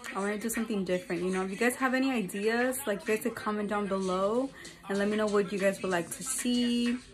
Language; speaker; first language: English; early bilingual, other home language; Spanish